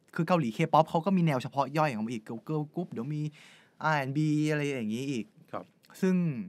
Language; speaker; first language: Thai; native; Thai